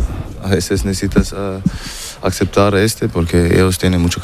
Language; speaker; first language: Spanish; non-native, learner; German